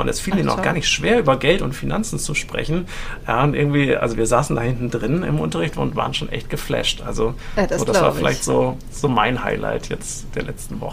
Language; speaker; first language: German; native; German